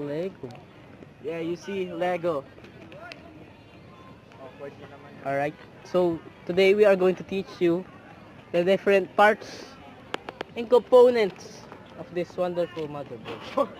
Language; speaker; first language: English; non-native, learner; Filipino